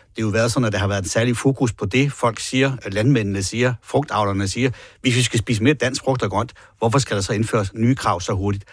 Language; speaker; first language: Danish; native; Danish